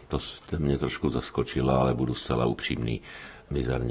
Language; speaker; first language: Czech; native; Czech